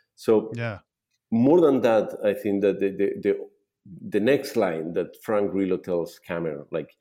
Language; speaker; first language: English; non-native, fluent; Spanish